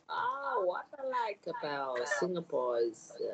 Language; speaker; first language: English; non-native, learner; Thai